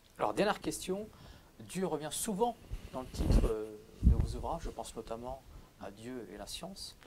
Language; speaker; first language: French; native; French